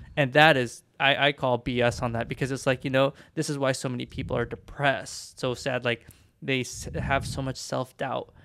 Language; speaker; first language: English; early bilingual, other home language; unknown